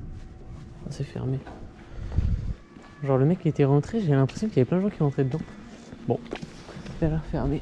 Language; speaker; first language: French; native; French